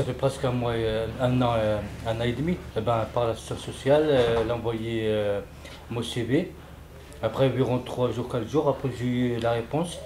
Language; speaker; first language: French; non-native, learner; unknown